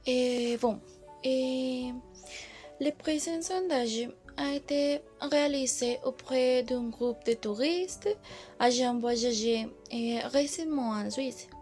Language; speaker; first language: French; non-native, learner; Spanish